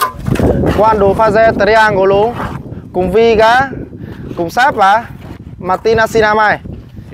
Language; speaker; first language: Portuguese; non-native, learner; Vietnamese